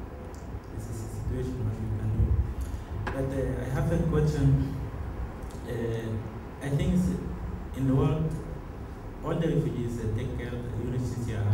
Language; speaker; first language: English; non-native, learner; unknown